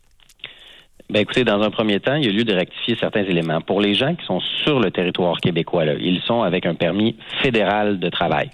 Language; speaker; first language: French; native; French